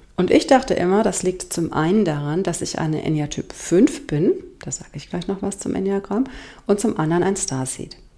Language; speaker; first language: German; native; German